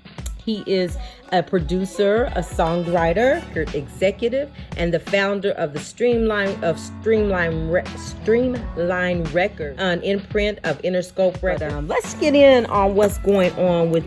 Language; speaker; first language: English; native; English